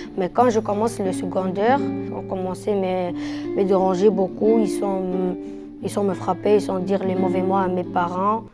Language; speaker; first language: French; non-native, learner; Arabic